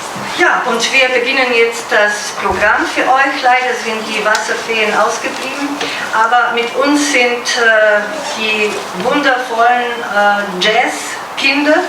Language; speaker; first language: German; non-native, fluent; Slovenian